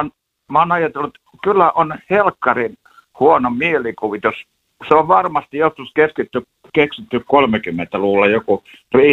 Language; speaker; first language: Finnish; native; Finnish